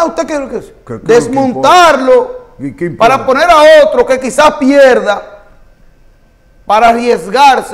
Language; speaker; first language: Spanish; native; Spanish